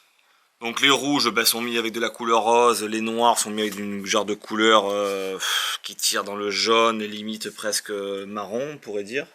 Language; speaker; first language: French; native; French